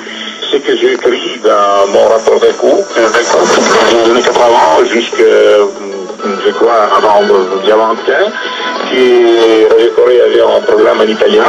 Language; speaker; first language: French; non-native, fluent; Italian